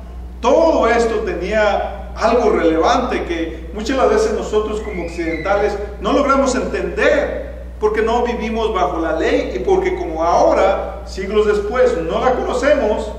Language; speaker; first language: Spanish; native; Spanish